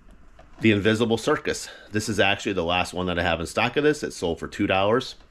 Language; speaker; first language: English; native; English